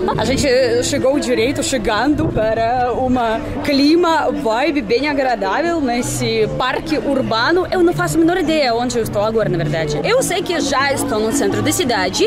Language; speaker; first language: Portuguese; non-native, fluent; Russian